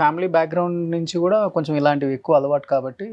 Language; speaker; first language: Telugu; native; Telugu